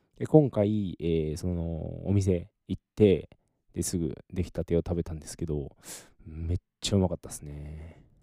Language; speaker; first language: Japanese; native; Japanese